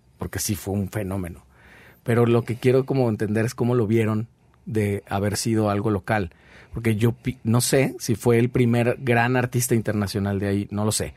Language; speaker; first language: Spanish; native; Spanish